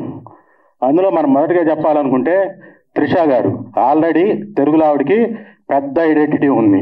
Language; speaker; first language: Telugu; native; Telugu